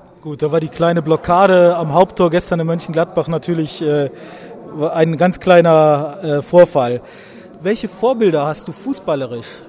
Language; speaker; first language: German; native; German